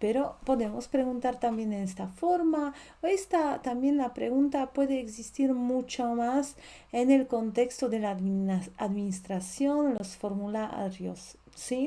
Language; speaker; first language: Spanish; non-native, fluent; Polish